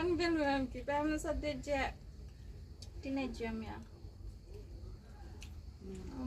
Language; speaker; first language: Turkish; non-native, learner; Indonesian